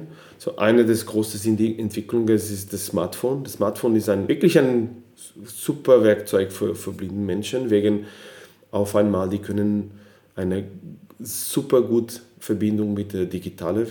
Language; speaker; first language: German; non-native, fluent; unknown